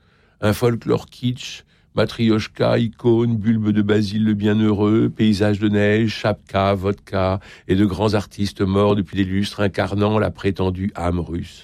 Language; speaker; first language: French; native; French